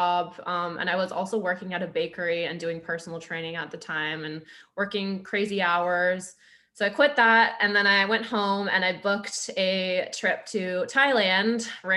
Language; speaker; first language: English; native; English